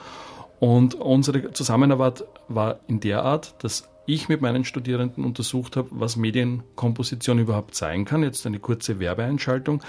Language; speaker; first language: German; native; German